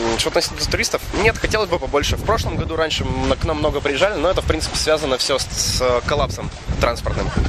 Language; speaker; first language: Russian; native; Russian